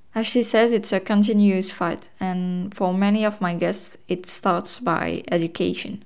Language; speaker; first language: English; non-native, fluent; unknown